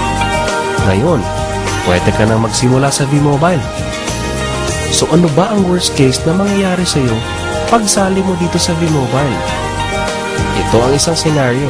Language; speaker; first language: Filipino; native; Filipino